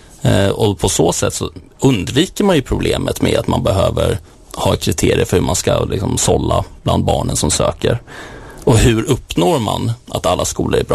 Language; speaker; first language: Swedish; native; Swedish